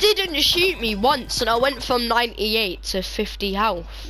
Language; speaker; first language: English; native; English